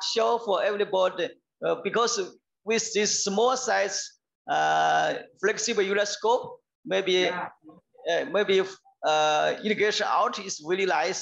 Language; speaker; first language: English; non-native, learner; Chinese